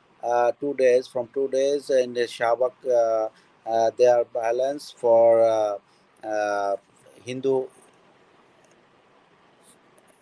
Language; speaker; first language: English; non-native, learner; Bangla